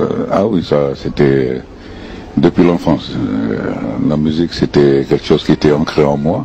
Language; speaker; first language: French; non-native, local second language; Arabic